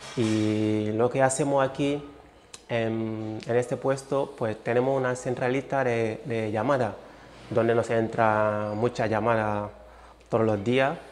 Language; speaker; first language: Spanish; non-native, fluent; Wolof